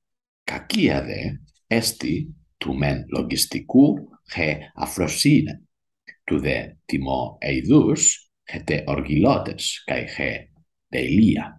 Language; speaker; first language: Greek; non-native, learner; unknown